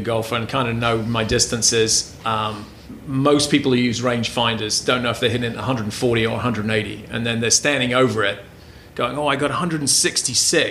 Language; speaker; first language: English; native; English